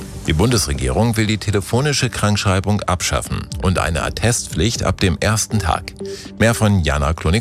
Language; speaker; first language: German; native; German